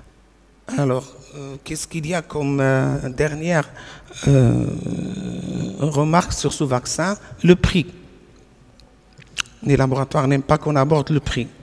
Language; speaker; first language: French; non-native, local second language; Arabic